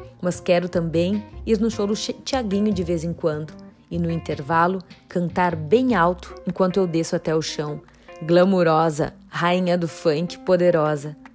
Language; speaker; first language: Portuguese; native; Portuguese